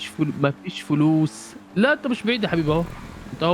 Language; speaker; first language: Arabic; native; Arabic